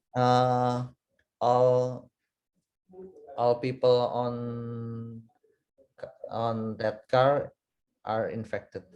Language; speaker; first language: English; non-native, learner; Indonesian